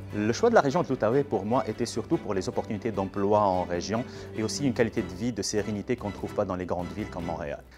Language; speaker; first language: French; non-native, local second language; Arabic